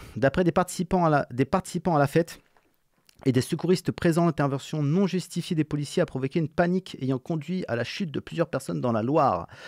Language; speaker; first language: French; native; French